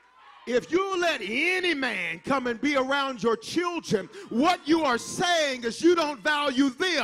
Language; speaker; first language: English; native; English